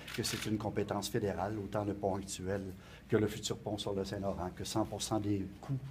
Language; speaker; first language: French; native; French